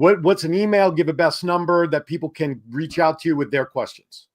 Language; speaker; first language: English; native; English